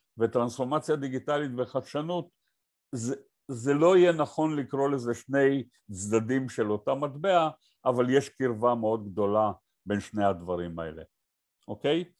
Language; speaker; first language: Hebrew; native; Hebrew